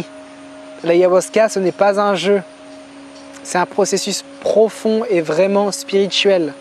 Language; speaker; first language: French; native; French